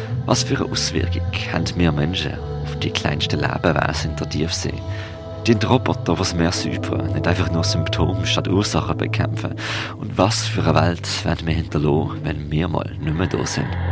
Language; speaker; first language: German; native; German